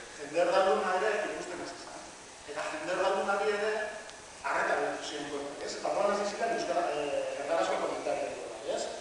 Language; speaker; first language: Basque; non-native, local second language; Spanish